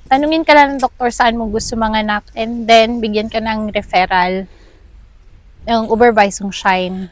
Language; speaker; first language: Filipino; non-native, local second language; Cebuano